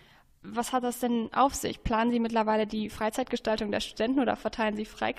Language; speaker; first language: German; native; German